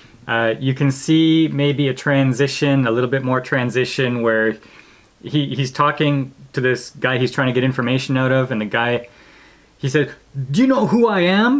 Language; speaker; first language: English; native; English